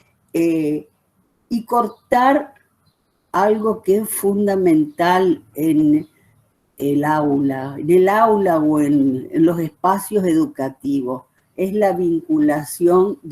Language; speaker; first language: Spanish; native; Spanish